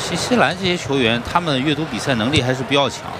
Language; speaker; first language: Chinese; native; Chinese